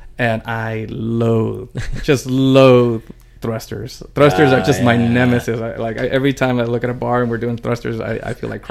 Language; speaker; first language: English; early bilingual, other home language; Spanish